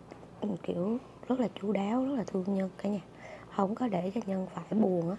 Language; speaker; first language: Vietnamese; native; Vietnamese